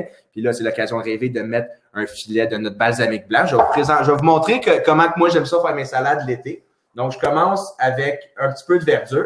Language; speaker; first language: French; native; French